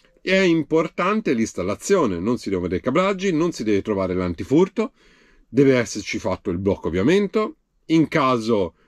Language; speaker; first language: Italian; native; Italian